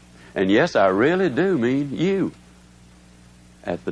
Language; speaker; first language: English; native; English